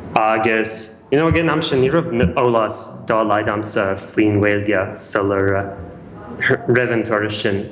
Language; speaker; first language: Irish; non-native, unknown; English